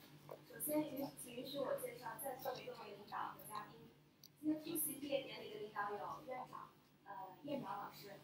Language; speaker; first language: Chinese; native; Chinese